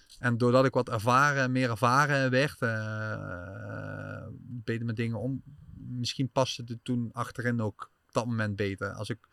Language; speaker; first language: Dutch; native; Dutch